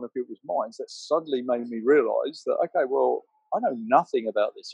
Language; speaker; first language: English; native; English